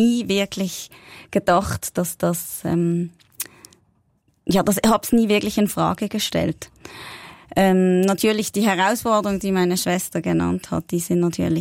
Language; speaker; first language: German; native; German